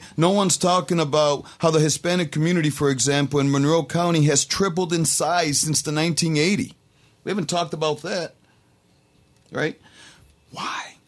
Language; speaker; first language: English; native; English